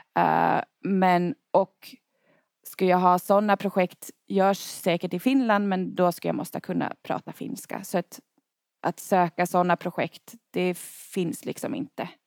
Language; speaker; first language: Swedish; native; Swedish